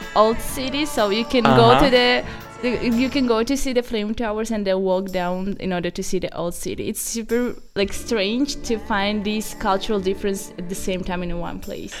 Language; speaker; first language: English; non-native, fluent; Azerbaijani